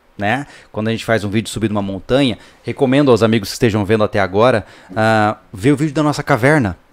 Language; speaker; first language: Portuguese; native; Portuguese